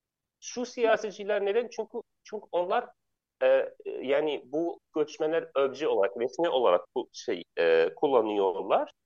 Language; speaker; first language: Turkish; non-native, learner; Arabic